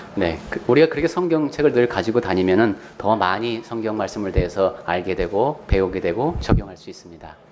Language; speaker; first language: Korean; native; Korean